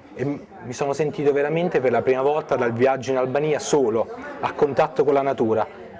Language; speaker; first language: Italian; native; Italian